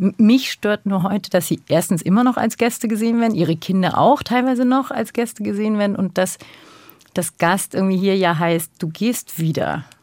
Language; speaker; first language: German; early bilingual, other home language; Turkish